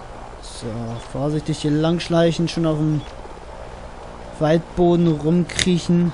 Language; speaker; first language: German; native; German